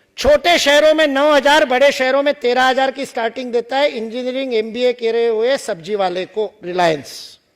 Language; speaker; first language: Hindi; non-native, local second language; Marathi